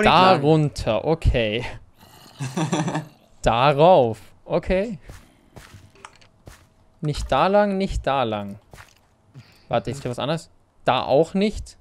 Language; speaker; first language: German; native; German